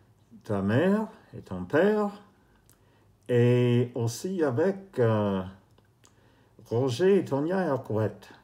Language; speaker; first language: French; non-native, fluent; English